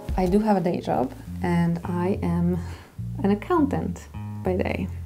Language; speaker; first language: English; non-native, fluent; Polish